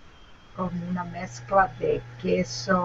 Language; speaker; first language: Spanish; non-native, learner; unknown